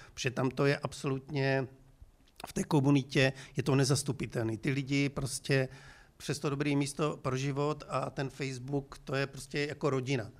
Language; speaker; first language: Czech; native; Czech